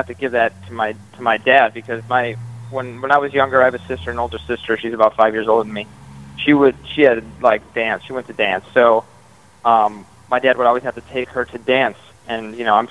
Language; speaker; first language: English; native; English